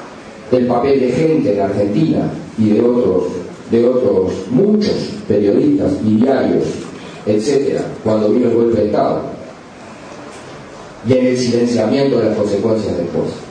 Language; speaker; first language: Spanish; native; Spanish